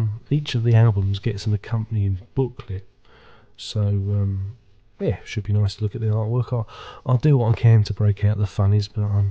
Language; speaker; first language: English; native; English